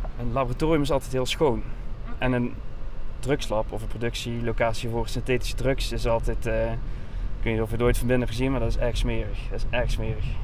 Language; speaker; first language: Dutch; native; Dutch